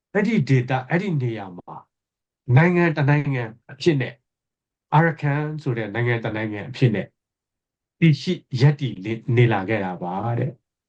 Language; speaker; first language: Burmese; native; Burmese